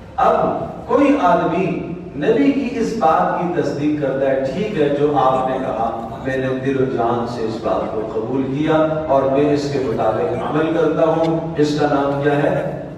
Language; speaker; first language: Urdu; native; Urdu